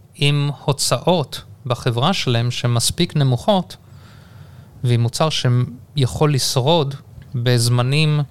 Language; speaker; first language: Hebrew; early bilingual, heritage; Hebrew